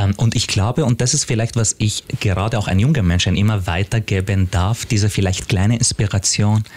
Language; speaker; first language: German; non-native, fluent; Arabic